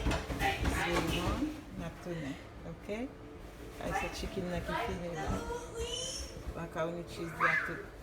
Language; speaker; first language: French; non-native, local second language; Haitian Creole